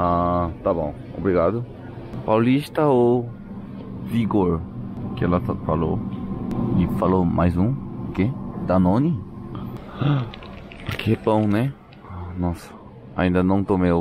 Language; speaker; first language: Portuguese; non-native, learner; Korean